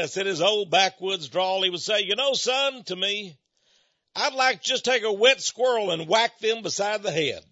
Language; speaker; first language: English; native; English